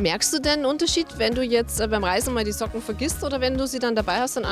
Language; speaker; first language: German; native; German